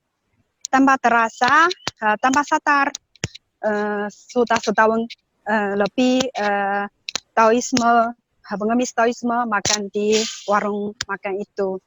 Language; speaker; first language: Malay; non-native, learner; Chinese